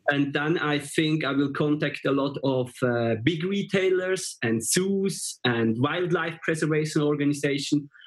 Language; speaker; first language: English; non-native, fluent; German